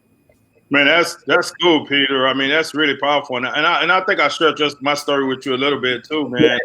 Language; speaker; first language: English; native; English